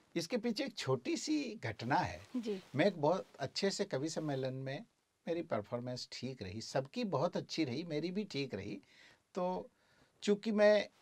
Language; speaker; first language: Hindi; native; Hindi